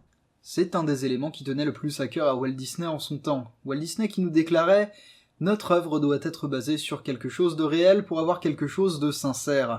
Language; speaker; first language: French; native; French